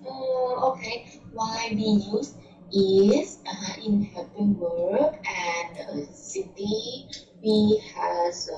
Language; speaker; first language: English; non-native, learner; Thai